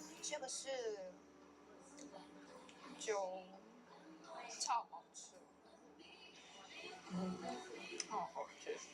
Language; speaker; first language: Chinese; non-native, learner; Korean